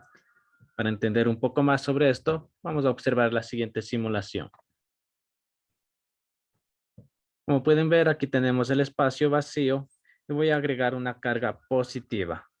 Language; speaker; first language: Spanish; native; Spanish